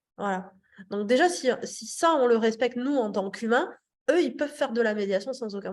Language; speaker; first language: French; native; French